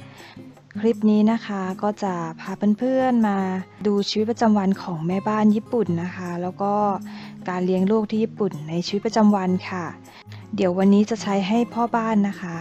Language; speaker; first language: Thai; native; Thai